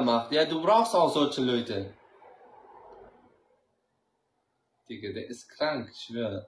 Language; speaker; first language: German; non-native, learner; Central Kurdish